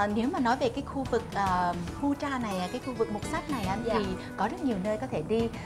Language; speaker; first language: Vietnamese; native; Vietnamese